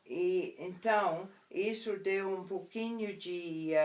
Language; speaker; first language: Portuguese; non-native, fluent; English